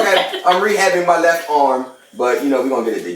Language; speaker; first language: English; native; English